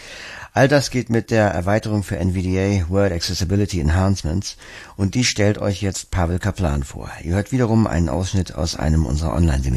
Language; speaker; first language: German; native; German